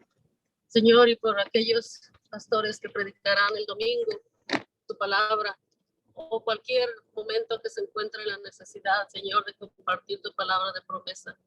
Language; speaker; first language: Spanish; native; Spanish